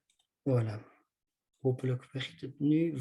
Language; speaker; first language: Dutch; non-native, local second language; French